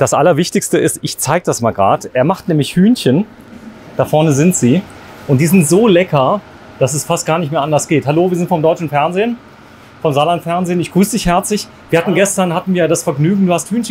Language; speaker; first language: German; native; German